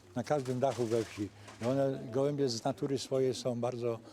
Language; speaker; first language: Polish; native; Polish